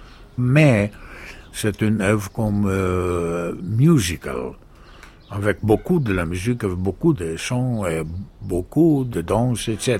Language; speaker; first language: French; non-native, learner; Greek